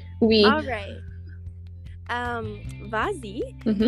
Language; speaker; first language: French; non-native, learner; English